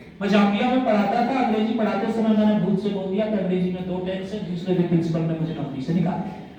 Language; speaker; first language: Hindi; native; Hindi